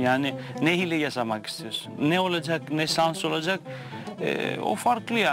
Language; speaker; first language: Turkish; non-native, fluent; Greek